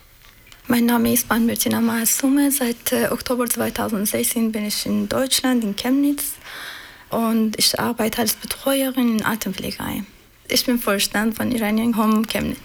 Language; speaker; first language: German; non-native, learner; Persian